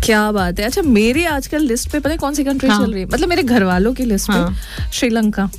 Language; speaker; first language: Hindi; native; Hindi